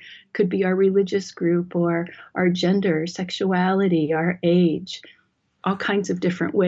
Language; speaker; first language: English; native; English